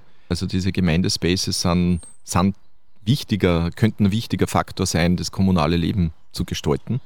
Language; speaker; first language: German; native; German